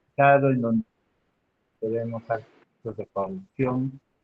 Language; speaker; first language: Spanish; native; Spanish